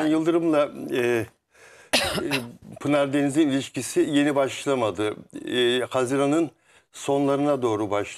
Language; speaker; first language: Turkish; native; Turkish